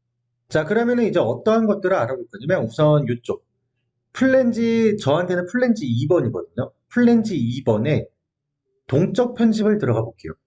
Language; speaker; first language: Korean; native; Korean